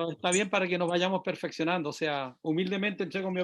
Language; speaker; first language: Spanish; native; Spanish